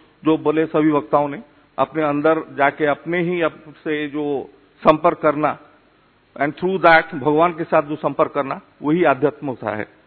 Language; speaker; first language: Hindi; non-native, fluent; Odia